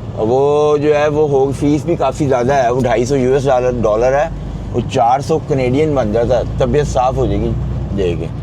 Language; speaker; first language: Urdu; non-native, local second language; Punjabi